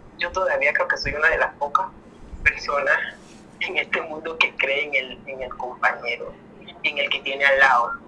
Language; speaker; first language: Spanish; native; Spanish